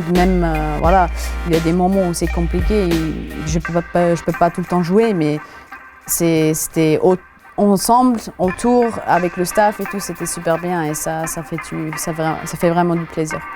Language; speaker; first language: French; non-native, local second language; German